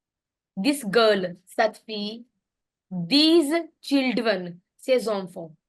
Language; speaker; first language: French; non-native, fluent; Punjabi